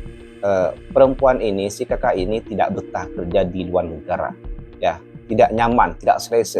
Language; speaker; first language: Indonesian; native; Indonesian